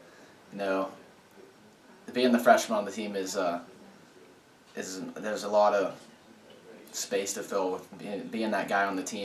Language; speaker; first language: English; native; English